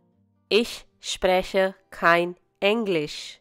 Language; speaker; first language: German; non-native, fluent; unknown